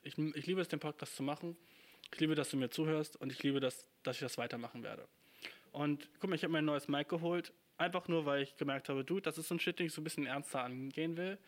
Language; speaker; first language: German; native; German